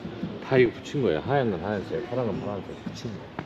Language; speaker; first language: Korean; native; Korean